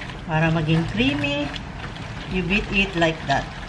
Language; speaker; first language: English; non-native, local second language; Filipino